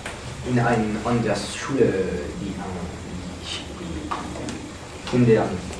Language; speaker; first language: German; non-native, learner; French